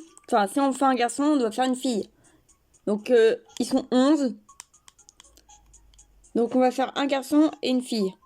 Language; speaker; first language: French; native; French